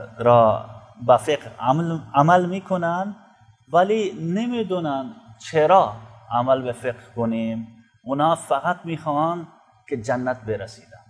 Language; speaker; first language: Persian; non-native, fluent; Urdu